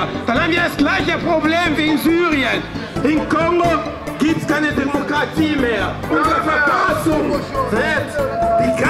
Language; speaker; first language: German; non-native, fluent; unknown